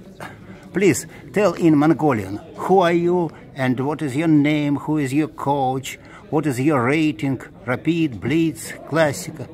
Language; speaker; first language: English; non-native, learner; Russian